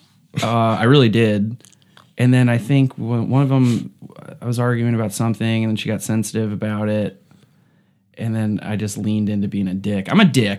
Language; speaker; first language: English; native; English